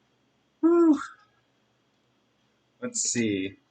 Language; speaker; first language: English; native; English